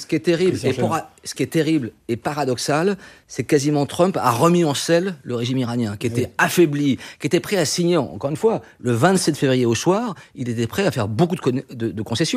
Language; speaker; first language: French; native; French